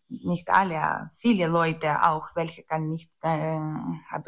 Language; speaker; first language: German; non-native, learner; Ukrainian